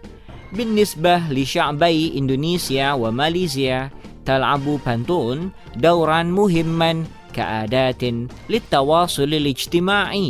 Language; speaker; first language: Arabic; non-native, fluent; Indonesian